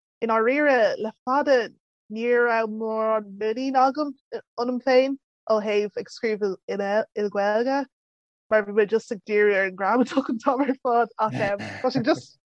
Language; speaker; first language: Irish; early bilingual, other home language; English